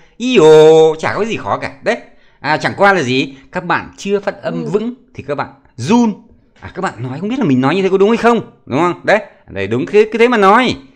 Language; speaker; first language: Vietnamese; native; Vietnamese